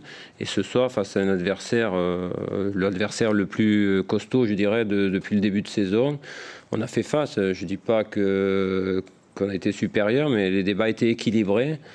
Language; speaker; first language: French; native; French